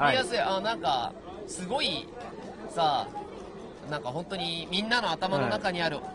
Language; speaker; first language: Japanese; native; Japanese